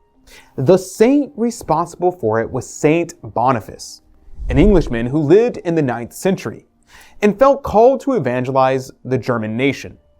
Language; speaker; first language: English; native; English